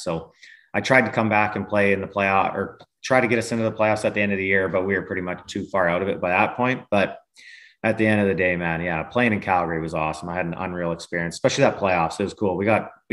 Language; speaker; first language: English; native; English